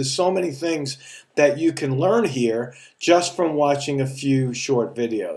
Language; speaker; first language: English; native; English